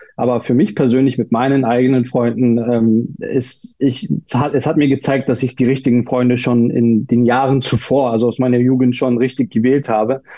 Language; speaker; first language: German; early bilingual, other home language; Turkish